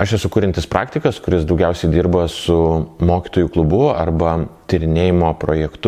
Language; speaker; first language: Lithuanian; native; Lithuanian